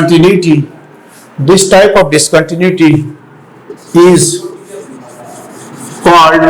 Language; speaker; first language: English; non-native, local second language; Hindi